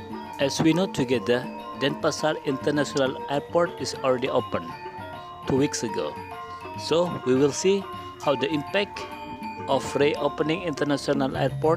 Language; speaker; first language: English; non-native, local second language; Indonesian